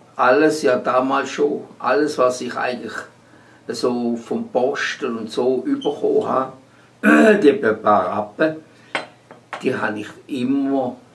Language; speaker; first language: German; native; German